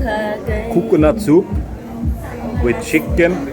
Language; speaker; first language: English; non-native, learner; Swedish